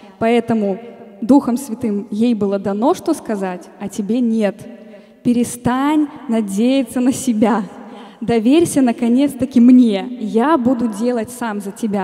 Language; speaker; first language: Russian; native; Russian